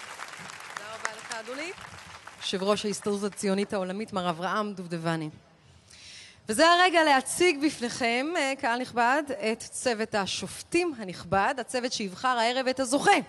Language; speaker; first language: Hebrew; native; Hebrew